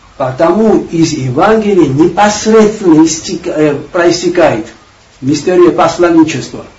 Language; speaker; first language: Russian; non-native, local second language; Georgian